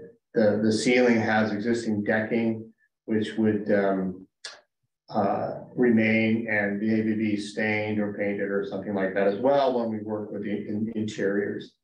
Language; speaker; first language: English; native; English